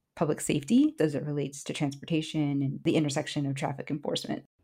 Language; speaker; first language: English; early bilingual, other home language; Spanish